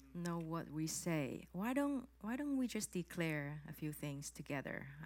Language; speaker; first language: English; non-native, local second language; Cantonese